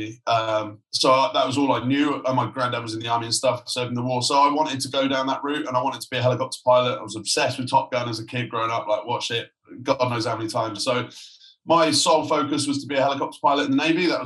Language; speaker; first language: English; native; English